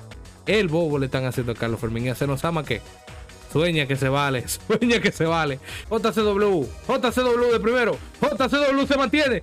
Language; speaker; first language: Spanish; native; Spanish